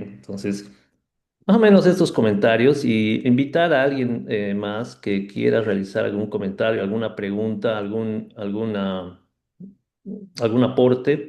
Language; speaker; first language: Spanish; native; Spanish